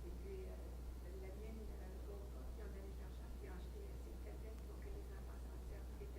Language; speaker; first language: French; native; French